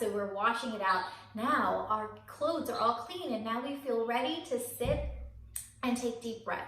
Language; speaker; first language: English; native; English